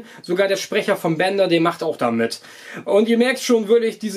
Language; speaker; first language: German; native; German